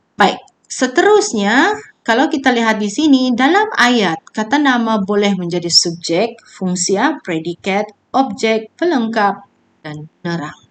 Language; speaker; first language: Malay; native; Malay